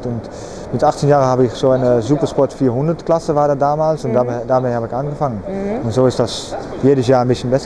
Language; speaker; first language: German; non-native, learner; Dutch